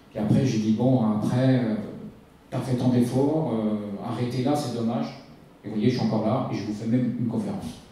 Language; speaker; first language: French; native; French